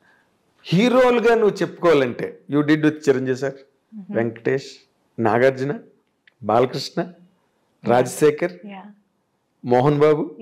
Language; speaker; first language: Telugu; native; Telugu